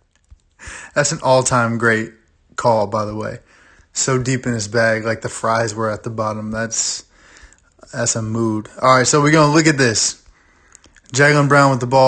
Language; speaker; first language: English; native; English